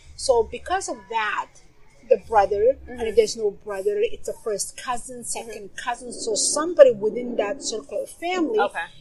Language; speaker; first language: English; non-native, fluent; Somali